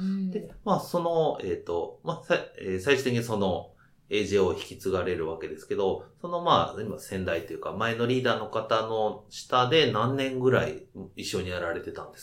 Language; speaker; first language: Japanese; native; Japanese